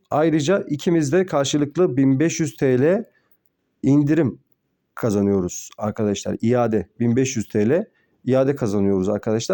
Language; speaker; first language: Turkish; native; Turkish